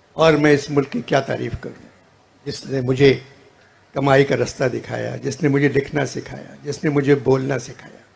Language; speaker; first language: Urdu; native; Urdu